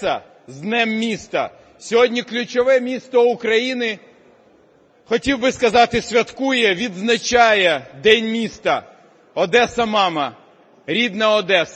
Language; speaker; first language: Ukrainian; native; Ukrainian